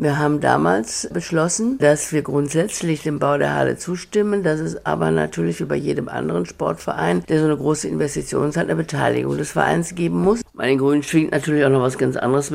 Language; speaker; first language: German; native; German